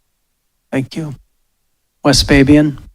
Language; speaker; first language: English; native; English